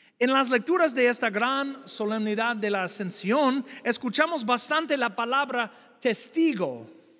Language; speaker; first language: Spanish; non-native, fluent; English